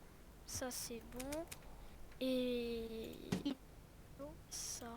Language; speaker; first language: French; native; French